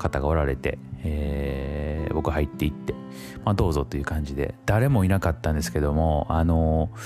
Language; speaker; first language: Japanese; native; Japanese